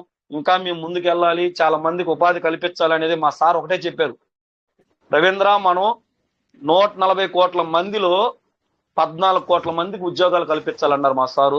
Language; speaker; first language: Telugu; native; Telugu